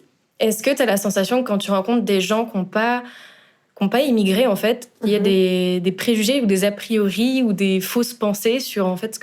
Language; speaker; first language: French; native; French